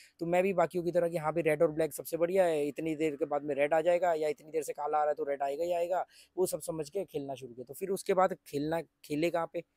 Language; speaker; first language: Hindi; native; Hindi